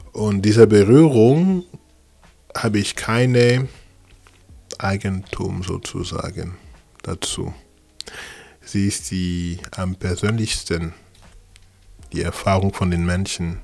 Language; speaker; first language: German; non-native, fluent; French